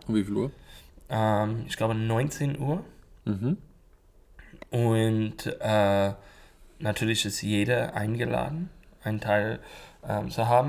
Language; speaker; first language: German; non-native, learner; English